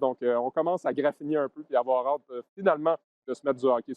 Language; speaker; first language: French; native; French